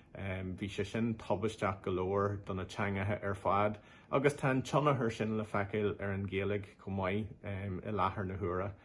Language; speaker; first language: Irish; non-native, local second language; English